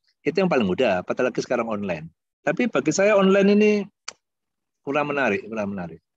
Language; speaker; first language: Indonesian; native; Indonesian